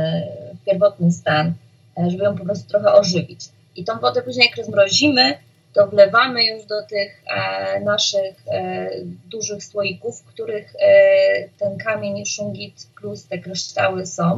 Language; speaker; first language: Polish; native; Polish